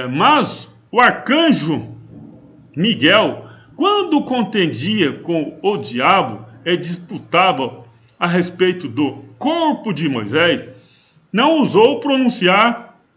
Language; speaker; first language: Portuguese; native; Portuguese